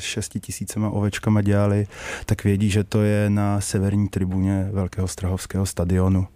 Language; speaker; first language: Czech; native; Czech